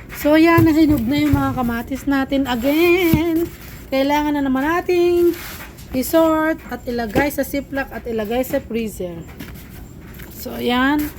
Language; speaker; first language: Filipino; native; Filipino